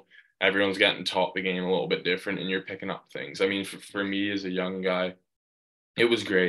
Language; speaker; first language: English; native; English